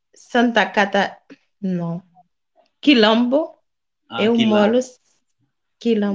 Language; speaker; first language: Portuguese; non-native, learner; Haitian Creole